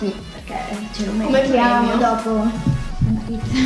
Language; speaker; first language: Italian; native; Italian